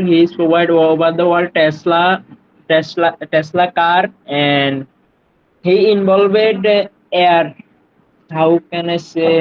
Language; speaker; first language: English; non-native, learner; Bangla